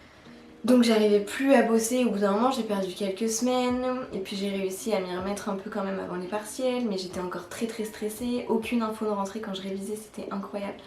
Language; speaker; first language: French; native; French